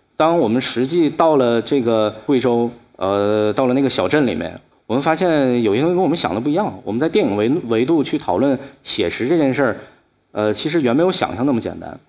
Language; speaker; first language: Chinese; native; Chinese